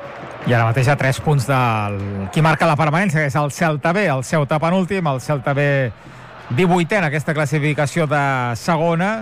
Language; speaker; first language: Catalan; native; Catalan